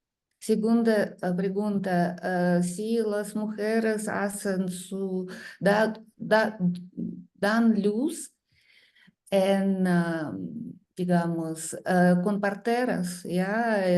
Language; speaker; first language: Spanish; non-native, learner; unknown